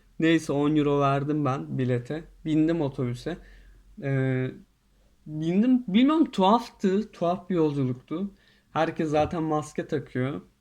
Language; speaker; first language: Turkish; native; Turkish